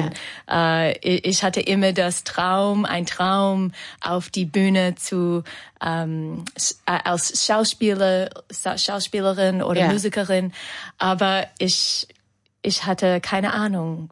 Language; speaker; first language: German; non-native, learner; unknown